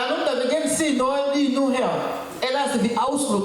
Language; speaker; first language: Danish; non-native, learner; French